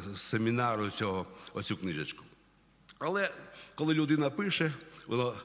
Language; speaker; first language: Ukrainian; native; Ukrainian